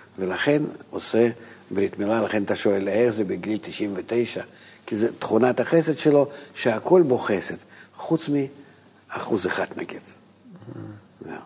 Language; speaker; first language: Hebrew; non-native, fluent; Russian